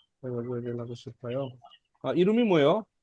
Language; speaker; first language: Korean; non-native, learner; Bangla